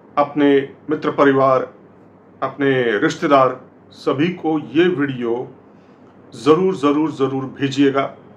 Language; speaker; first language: Hindi; non-native, local second language; Marathi